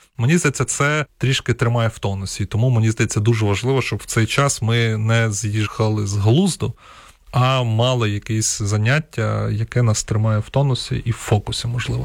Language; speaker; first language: Ukrainian; non-native, local second language; Russian